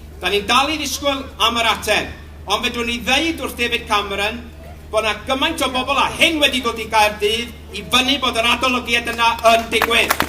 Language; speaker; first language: Welsh; native; Welsh